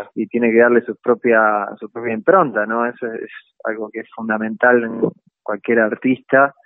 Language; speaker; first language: Spanish; native; Spanish